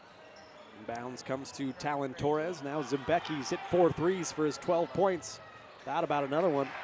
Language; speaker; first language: English; native; English